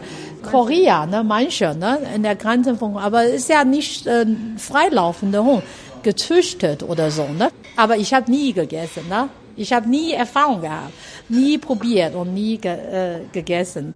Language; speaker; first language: German; non-native, learner; Chinese